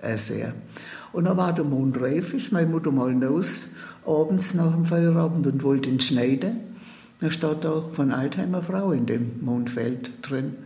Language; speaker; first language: German; native; German